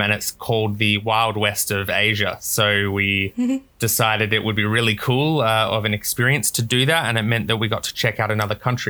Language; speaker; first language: English; native; English